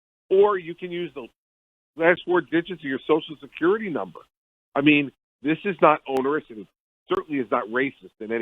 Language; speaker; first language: English; native; English